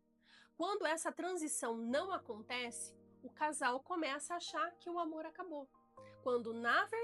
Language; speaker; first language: Portuguese; native; Portuguese